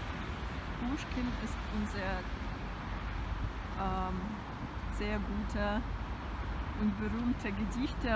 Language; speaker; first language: German; non-native, fluent; Russian